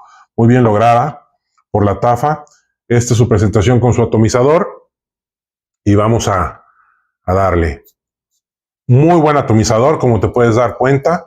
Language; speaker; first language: Spanish; native; Spanish